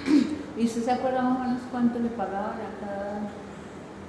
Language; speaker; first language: Spanish; native; Spanish